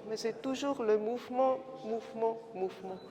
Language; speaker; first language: French; non-native, fluent; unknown